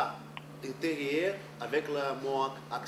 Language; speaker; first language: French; non-native, learner; Portuguese